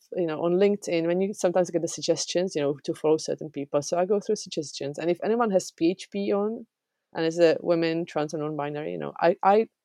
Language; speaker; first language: English; non-native, fluent; Czech